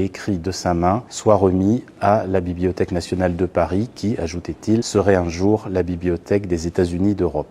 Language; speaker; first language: French; native; French